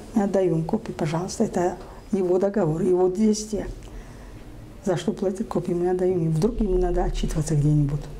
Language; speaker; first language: Russian; non-native, local second language; Tajik